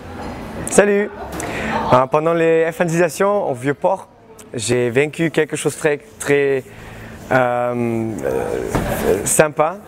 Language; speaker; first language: French; non-native, learner; German